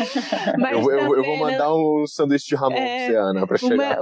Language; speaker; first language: Portuguese; native; Portuguese